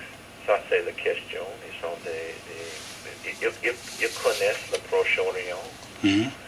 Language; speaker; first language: French; non-native, fluent; English